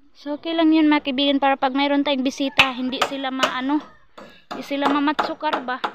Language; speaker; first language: Filipino; non-native, local second language; Cebuano